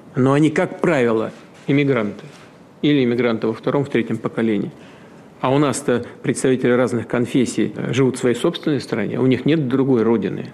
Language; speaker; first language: Russian; native; Russian